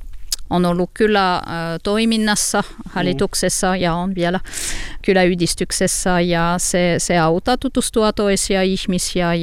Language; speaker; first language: Finnish; non-native, learner; French